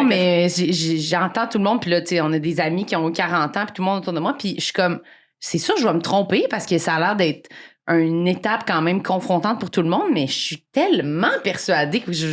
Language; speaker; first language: French; native; French